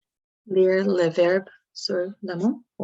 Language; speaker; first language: French; non-native, learner; English